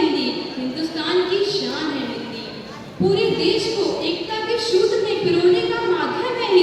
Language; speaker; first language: Hindi; native; Hindi